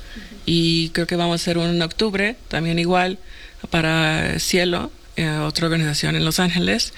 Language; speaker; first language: Spanish; early bilingual, heritage; Spanish